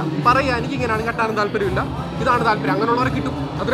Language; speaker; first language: Malayalam; native; Malayalam